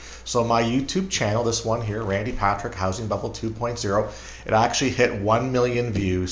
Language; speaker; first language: English; native; English